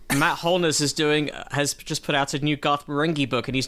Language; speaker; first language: English; native; English